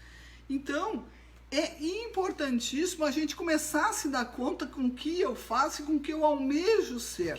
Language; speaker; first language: Portuguese; native; Portuguese